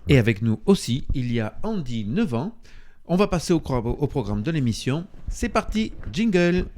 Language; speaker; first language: French; native; French